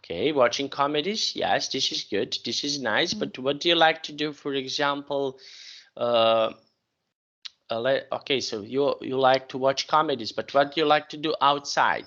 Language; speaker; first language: English; non-native, fluent; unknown